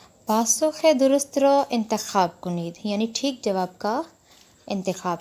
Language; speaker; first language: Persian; non-native, fluent; Urdu